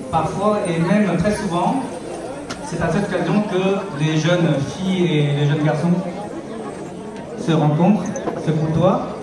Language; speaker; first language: French; early bilingual, other home language; Hmong